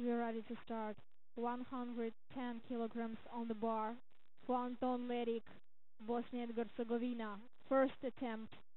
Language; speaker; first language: English; non-native, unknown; Ukrainian